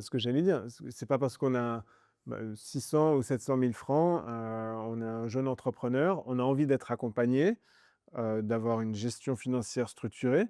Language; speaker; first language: French; native; French